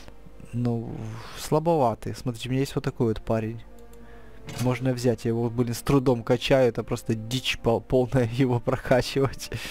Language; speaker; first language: Russian; native; Russian